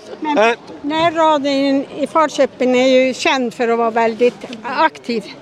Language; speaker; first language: Swedish; native; Swedish